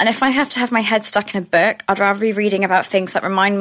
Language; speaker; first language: English; native; English